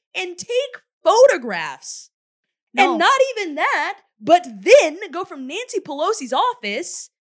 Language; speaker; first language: English; native; English